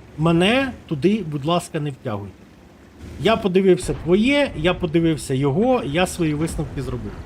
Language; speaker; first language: Ukrainian; non-native, local second language; Russian